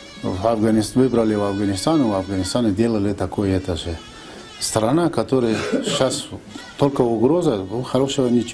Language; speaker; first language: Russian; non-native, fluent; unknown